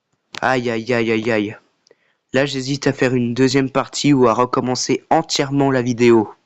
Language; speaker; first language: French; native; French